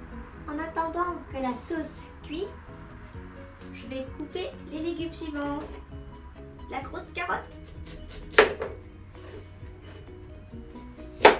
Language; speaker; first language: French; non-native, fluent; Japanese